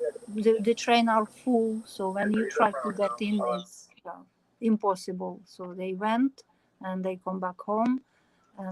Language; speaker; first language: English; non-native, learner; Ukrainian